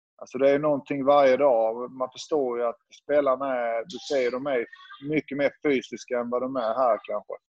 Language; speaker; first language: Swedish; early bilingual, other home language; Serbian